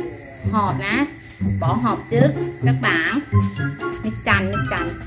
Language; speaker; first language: Vietnamese; non-native, learner; Thai